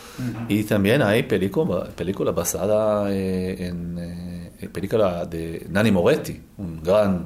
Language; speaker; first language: Spanish; non-native, learner; Hebrew